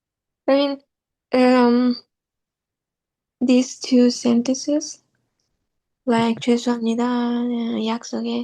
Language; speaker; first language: English; non-native, learner; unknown